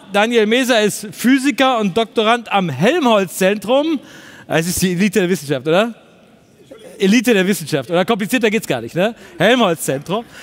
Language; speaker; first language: German; native; German